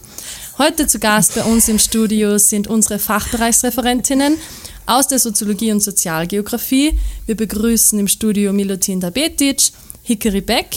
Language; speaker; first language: German; native; German